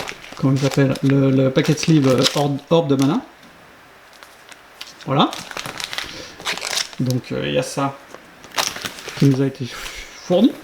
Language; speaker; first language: French; native; French